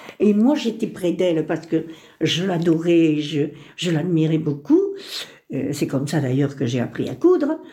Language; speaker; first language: French; early bilingual, other home language; Spanish